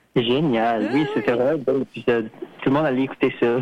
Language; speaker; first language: French; native; French